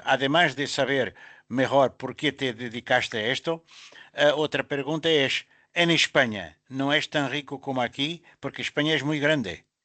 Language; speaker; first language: Spanish; non-native, learner; Portuguese